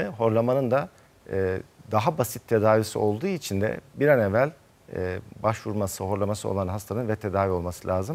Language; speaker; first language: Turkish; native; Turkish